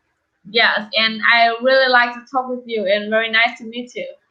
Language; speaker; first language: English; non-native, learner; Vietnamese